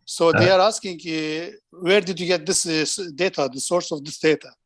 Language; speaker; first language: English; non-native, fluent; Turkish